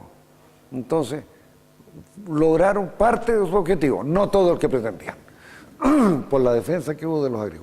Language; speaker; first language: Spanish; native; Spanish